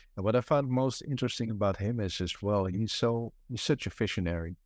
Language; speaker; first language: English; non-native, fluent; Dutch